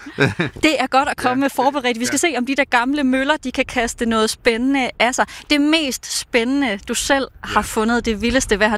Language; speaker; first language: Danish; native; Danish